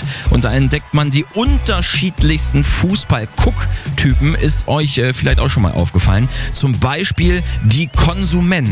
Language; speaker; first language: German; native; German